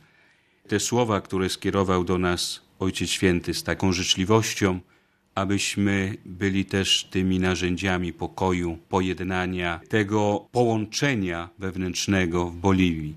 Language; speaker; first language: Polish; native; Polish